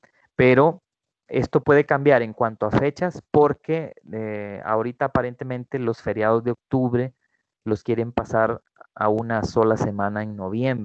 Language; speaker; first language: Spanish; native; Spanish